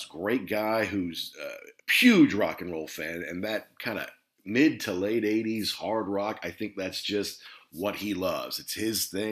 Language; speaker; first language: English; native; English